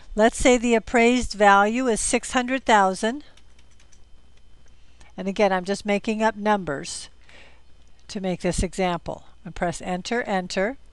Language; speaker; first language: English; native; English